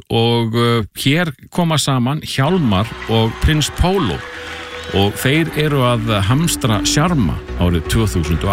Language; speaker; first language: Icelandic; native; Icelandic